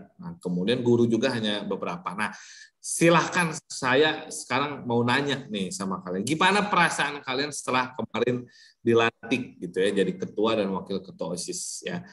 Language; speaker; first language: Indonesian; early bilingual, heritage; Indonesian